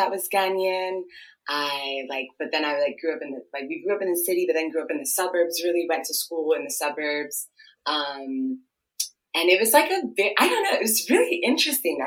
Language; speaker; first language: English; early bilingual, other home language; Akan